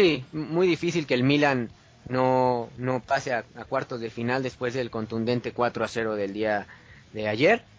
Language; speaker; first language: Spanish; native; Spanish